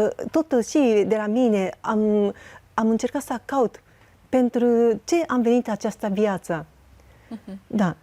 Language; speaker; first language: Romanian; non-native, learner; Japanese